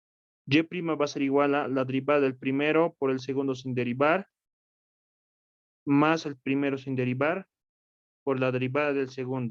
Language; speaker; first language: Spanish; native; Spanish